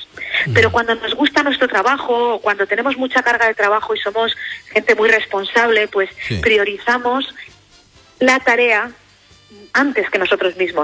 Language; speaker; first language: Spanish; native; Spanish